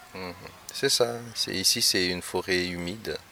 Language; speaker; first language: French; non-native, local second language; Malagasy